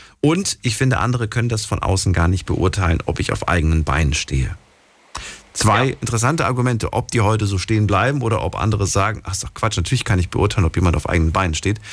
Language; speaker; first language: German; native; German